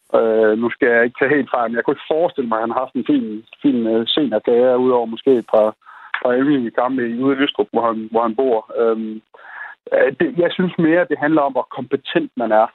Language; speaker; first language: Danish; native; Danish